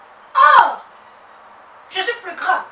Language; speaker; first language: French; non-native, local second language; Haitian Creole